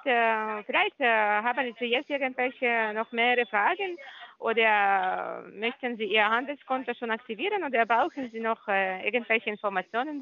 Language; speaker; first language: German; non-native, learner; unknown